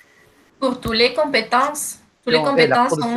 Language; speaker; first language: French; non-native, fluent; Spanish